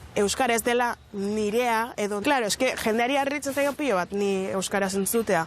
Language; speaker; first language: Basque; non-native, local second language; Spanish